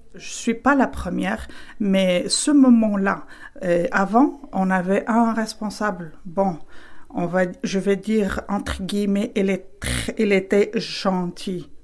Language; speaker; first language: French; non-native, fluent; Spanish